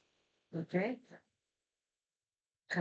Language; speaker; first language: French; non-native, fluent; Hindi